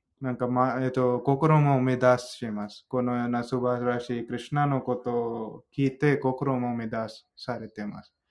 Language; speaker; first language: Japanese; non-native, fluent; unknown